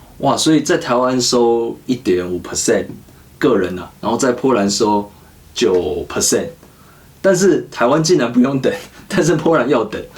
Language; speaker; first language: Chinese; native; Chinese